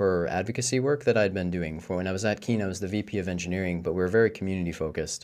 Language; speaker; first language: English; native; English